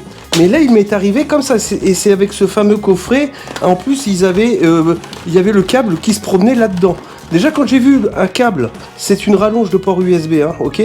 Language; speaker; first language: French; native; French